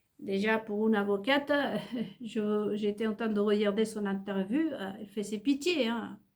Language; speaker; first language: French; non-native, fluent; Spanish